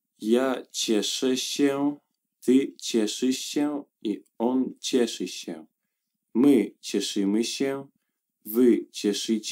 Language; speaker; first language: Polish; non-native, learner; Ukrainian